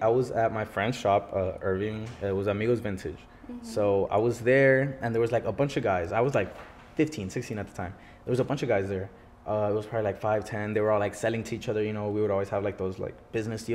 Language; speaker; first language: English; early bilingual, other home language; Spanish